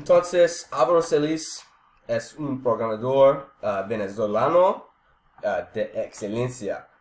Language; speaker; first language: Spanish; non-native, learner; English